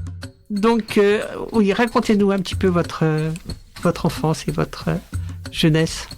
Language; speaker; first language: French; native; French